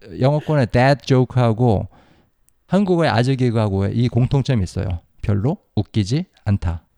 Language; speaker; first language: Korean; native; Korean